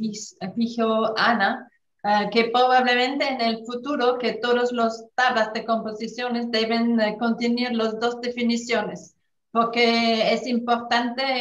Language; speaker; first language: Spanish; non-native, fluent; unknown